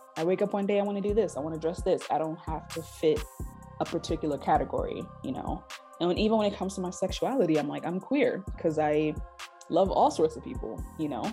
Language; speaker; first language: English; early bilingual, other home language; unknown